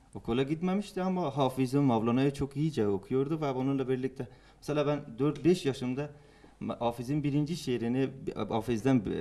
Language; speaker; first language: Turkish; non-native, fluent; Persian